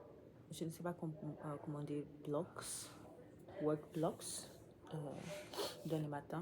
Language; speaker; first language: French; non-native, learner; English